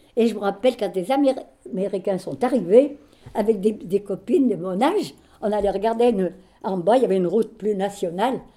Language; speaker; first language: French; native; French